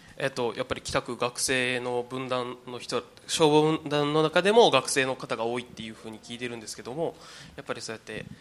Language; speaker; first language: Japanese; native; Japanese